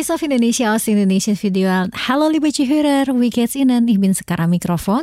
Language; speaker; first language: German; non-native, fluent; Indonesian